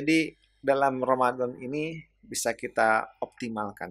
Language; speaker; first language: Indonesian; native; Indonesian